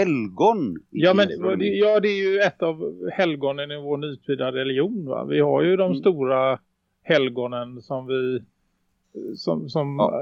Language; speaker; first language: Swedish; native; Swedish